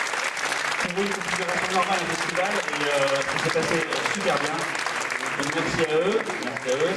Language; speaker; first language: French; native; French